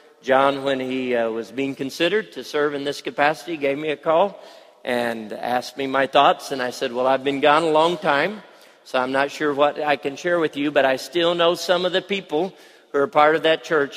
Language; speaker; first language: English; native; English